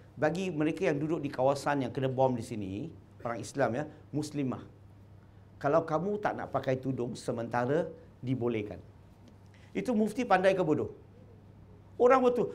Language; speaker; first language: Malay; non-native, local second language; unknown